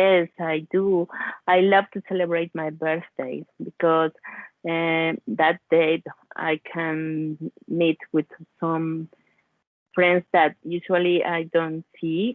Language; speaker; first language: English; non-native, learner; Spanish